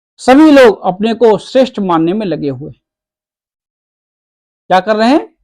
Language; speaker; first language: Hindi; native; Hindi